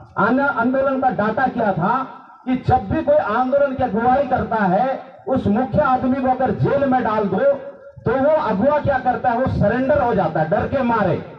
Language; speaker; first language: Hindi; non-native, local second language; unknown